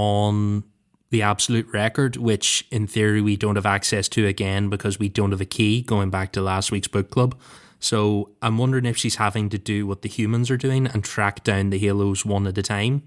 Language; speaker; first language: English; native; English